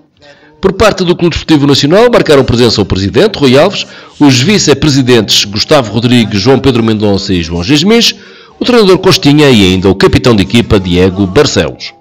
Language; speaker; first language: Portuguese; native; Portuguese